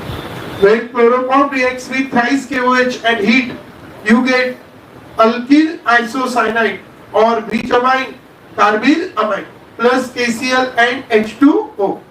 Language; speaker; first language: English; non-native, local second language; Marathi